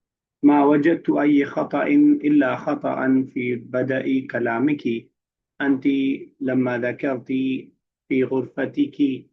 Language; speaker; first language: Arabic; non-native, fluent; Urdu